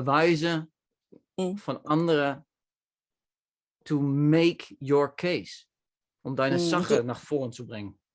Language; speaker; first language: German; non-native, learner; Dutch